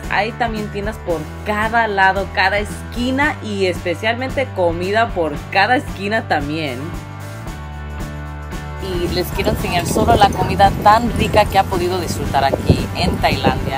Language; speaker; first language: Spanish; early bilingual, other home language; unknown